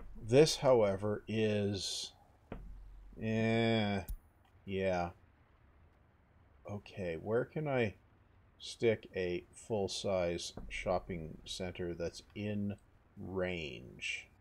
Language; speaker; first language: English; native; English